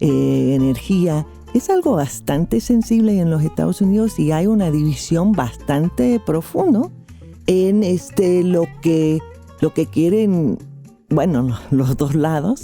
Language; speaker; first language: Spanish; non-native, fluent; English